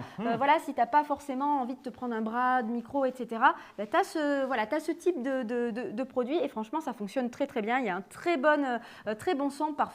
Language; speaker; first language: French; native; French